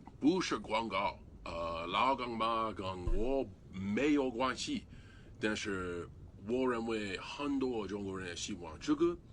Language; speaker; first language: Chinese; non-native, learner; English